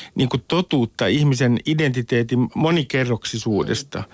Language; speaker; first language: Finnish; native; Finnish